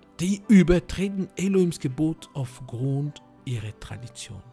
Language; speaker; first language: German; non-native, fluent; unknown